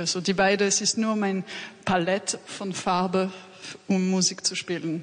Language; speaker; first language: German; non-native, fluent; French